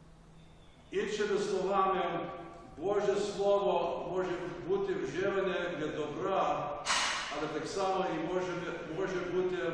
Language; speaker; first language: Ukrainian; early bilingual, heritage; Ukrainian